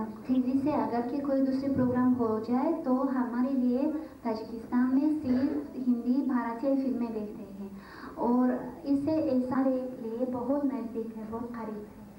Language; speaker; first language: Hindi; non-native, fluent; Tajik